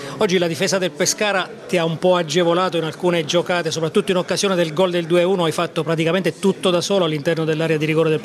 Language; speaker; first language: Italian; native; Italian